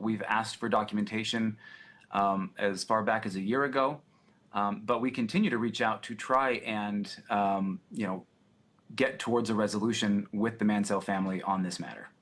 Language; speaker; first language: English; native; English